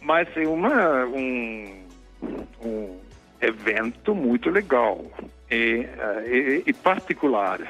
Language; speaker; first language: Portuguese; non-native, fluent; Norwegian